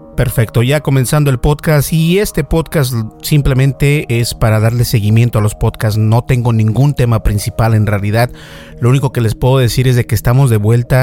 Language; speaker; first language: Spanish; native; Spanish